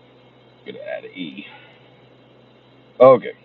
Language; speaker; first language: English; native; English